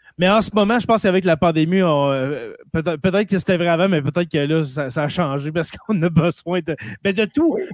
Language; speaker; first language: French; native; French